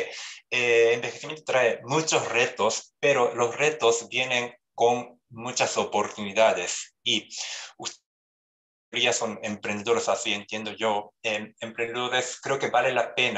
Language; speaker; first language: Spanish; non-native, fluent; Japanese